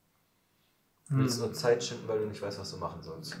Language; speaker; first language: German; native; German